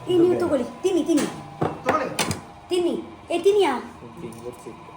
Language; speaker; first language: Kannada; non-native, local second language; Tulu